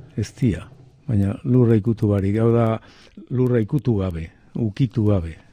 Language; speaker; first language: Basque; native; Basque